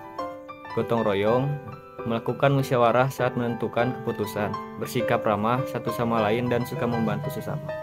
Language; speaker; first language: Indonesian; native; Indonesian